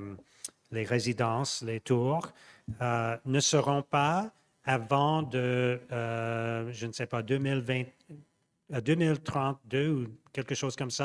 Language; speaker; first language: French; non-native, local second language; English